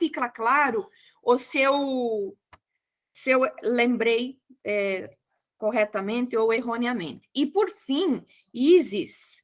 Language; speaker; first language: Portuguese; native; Portuguese